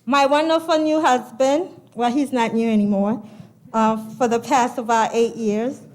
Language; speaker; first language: English; early bilingual, other home language; Haitian Creole